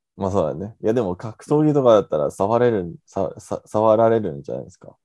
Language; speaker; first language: Japanese; non-native, fluent; English